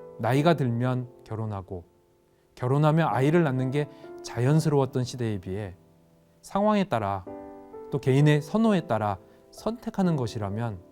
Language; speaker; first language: Korean; native; Korean